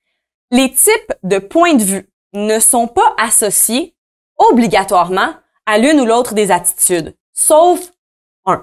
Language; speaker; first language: French; native; French